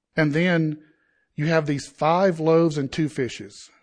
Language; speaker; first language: English; native; English